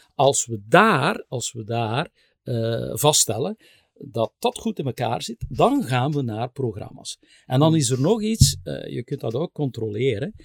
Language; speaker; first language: Dutch; native; Dutch